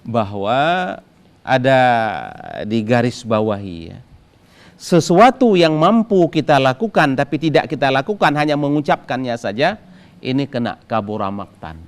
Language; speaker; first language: Indonesian; native; Indonesian